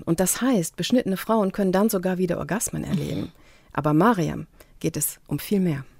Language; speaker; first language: German; native; German